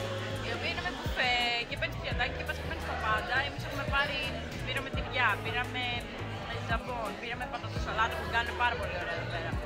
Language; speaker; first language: Greek; native; Greek